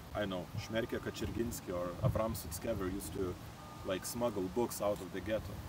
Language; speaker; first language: English; non-native, fluent; Lithuanian